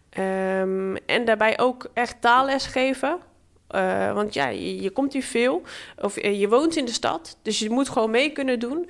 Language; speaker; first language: Dutch; native; Dutch